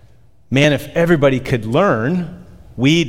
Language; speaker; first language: English; native; English